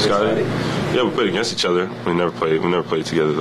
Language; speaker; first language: English; native; English